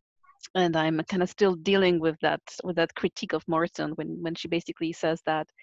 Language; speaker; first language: English; non-native, fluent; Polish